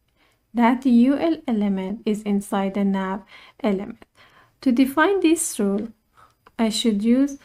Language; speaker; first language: English; non-native, fluent; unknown